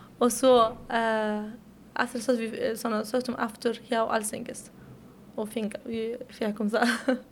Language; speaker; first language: Icelandic; non-native, learner; Persian